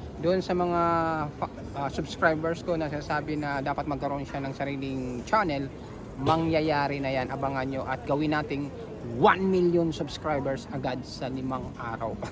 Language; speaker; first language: Filipino; native; Filipino